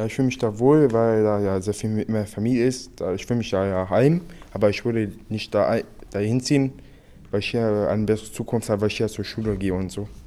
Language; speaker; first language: German; early bilingual, other home language; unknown